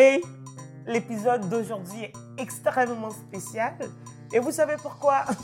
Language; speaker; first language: French; native; French